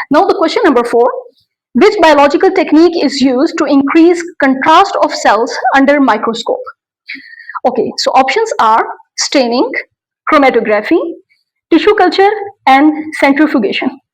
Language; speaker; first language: English; non-native, local second language; Urdu